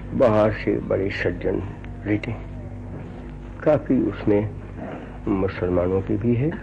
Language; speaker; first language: Hindi; non-native, local second language; Gujarati